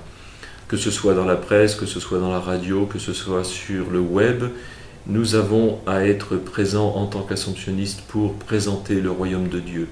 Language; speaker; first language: French; native; French